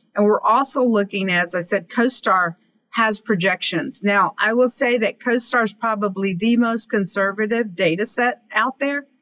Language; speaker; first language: English; native; English